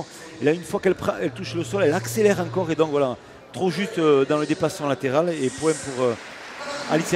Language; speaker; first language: French; native; French